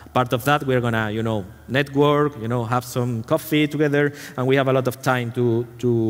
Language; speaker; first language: English; non-native, fluent; Spanish